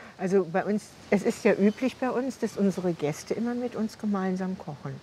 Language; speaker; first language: German; native; German